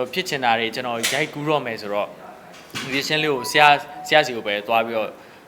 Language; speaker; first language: Burmese; native; Burmese